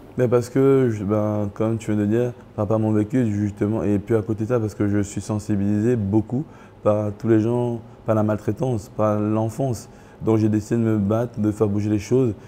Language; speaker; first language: French; early bilingual, other home language; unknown